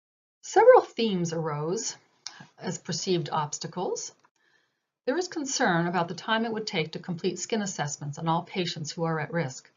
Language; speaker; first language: English; native; English